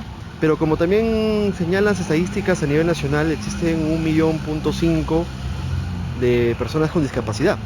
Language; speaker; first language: Spanish; native; Spanish